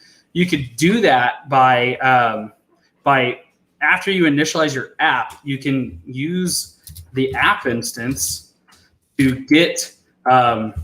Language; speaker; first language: English; native; English